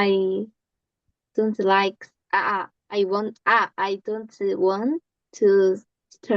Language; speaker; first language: English; non-native, learner; Korean